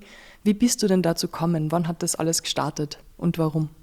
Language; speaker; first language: German; native; German